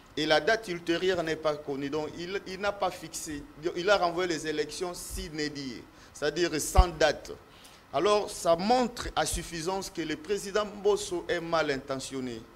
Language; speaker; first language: French; native; French